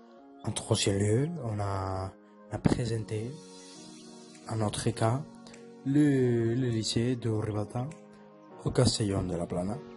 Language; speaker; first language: French; non-native, learner; Spanish